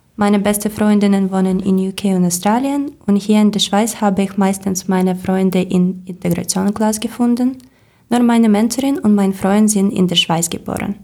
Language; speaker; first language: German; non-native, learner; Ukrainian